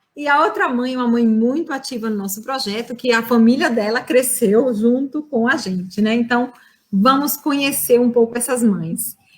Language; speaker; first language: Portuguese; native; Portuguese